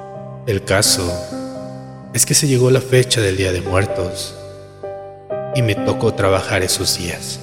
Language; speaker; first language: Spanish; native; Spanish